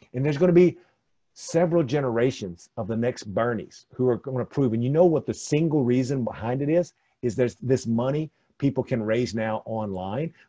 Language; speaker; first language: English; native; English